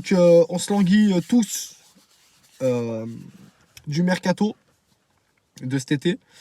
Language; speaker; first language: French; native; French